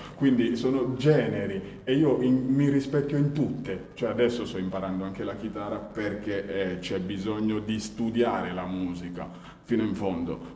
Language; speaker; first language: Italian; early bilingual, other home language; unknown